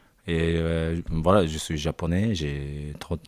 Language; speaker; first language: French; non-native, learner; Japanese